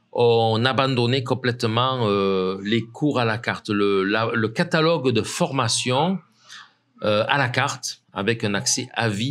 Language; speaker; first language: French; native; French